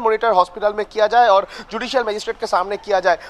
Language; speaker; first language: Hindi; non-native, local second language; Bangla